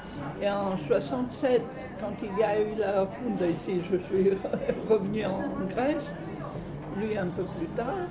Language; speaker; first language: French; non-native, fluent; Greek